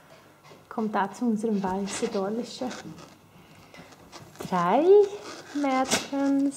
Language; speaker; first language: German; non-native, fluent; Swedish